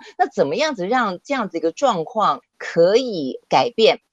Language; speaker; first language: Chinese; native; Chinese